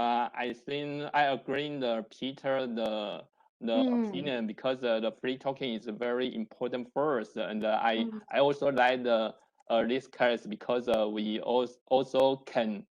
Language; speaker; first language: English; non-native, learner; Chinese